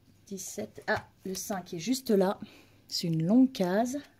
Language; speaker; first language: French; native; French